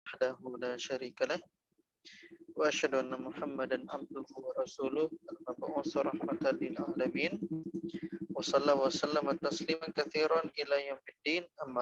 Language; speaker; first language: Arabic; non-native, fluent; Indonesian